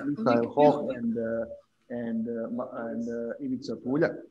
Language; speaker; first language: English; non-native, fluent; Croatian